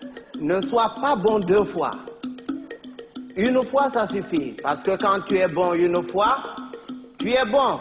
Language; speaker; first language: French; non-native, local second language; Fula